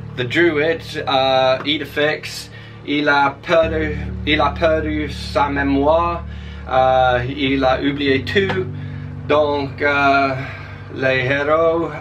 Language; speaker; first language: French; non-native, learner; English